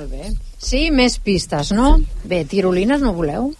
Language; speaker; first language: Catalan; native; Catalan